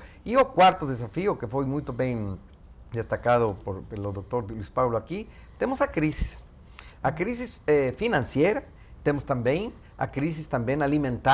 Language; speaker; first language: Portuguese; non-native, fluent; Spanish